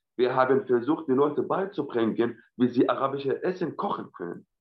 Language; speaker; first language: German; non-native, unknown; Arabic